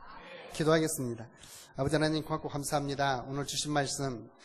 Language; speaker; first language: Korean; native; Korean